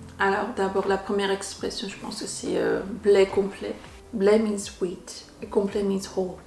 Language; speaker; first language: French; non-native, fluent; Korean